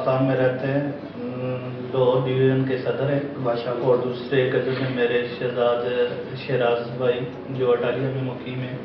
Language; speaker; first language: Urdu; non-native, local second language; Pahari-Potwari